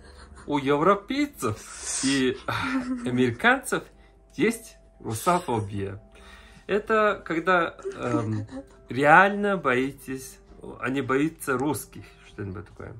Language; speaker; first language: Russian; non-native, learner; Mongolian